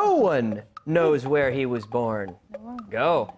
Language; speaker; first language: English; native; English